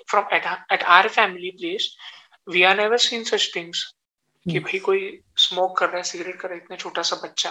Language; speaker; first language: English; non-native, local second language; Hindi